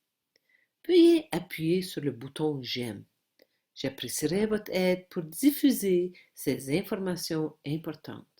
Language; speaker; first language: French; non-native, fluent; Spanish